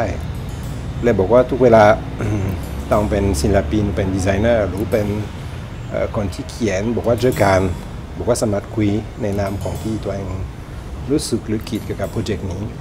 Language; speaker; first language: Thai; non-native, learner; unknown